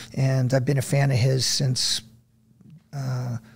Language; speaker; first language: English; native; English